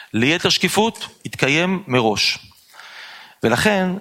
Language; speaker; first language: Hebrew; native; Hebrew